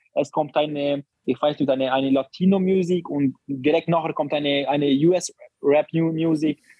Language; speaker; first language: German; non-native, learner; Albanian